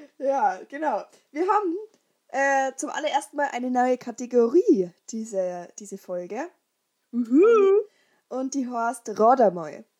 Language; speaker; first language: German; native; German